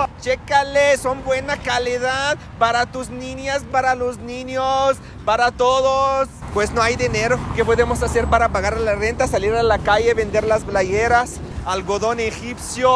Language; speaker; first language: Spanish; non-native, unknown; Arabic